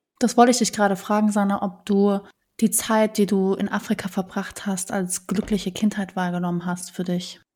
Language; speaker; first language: German; native; German